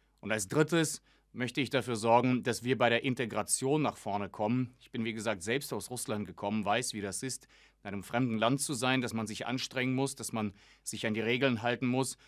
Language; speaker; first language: German; early bilingual, other home language; Russian